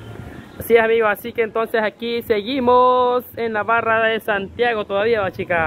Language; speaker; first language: Spanish; native; Spanish